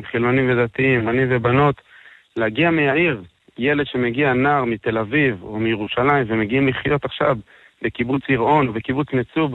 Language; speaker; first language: Hebrew; native; Hebrew